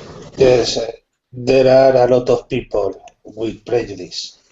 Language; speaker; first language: English; non-native, learner; Spanish